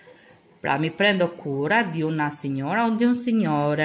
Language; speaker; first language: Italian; non-native, fluent; Albanian